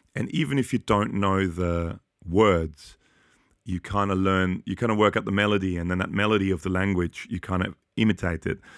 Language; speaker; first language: English; non-native, fluent; German